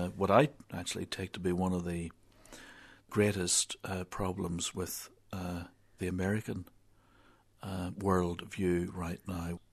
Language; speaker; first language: English; native; English